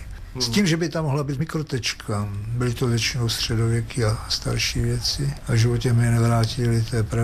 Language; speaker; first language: Czech; native; Czech